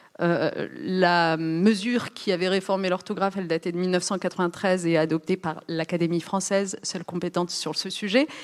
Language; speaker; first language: French; early bilingual, other home language; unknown